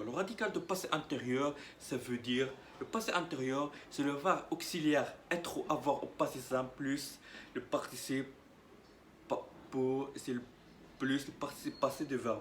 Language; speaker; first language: French; non-native, learner; Arabic